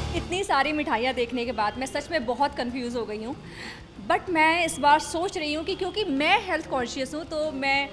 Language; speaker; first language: Hindi; native; Hindi